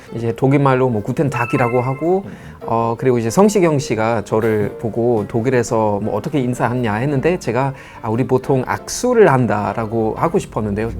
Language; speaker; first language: Korean; non-native, fluent; German